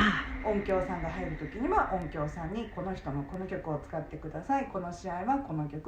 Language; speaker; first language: Japanese; native; Japanese